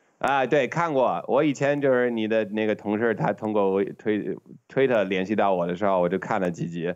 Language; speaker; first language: Chinese; non-native, fluent; English